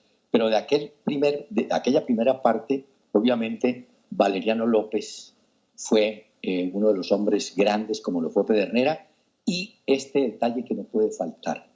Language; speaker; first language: Spanish; native; Spanish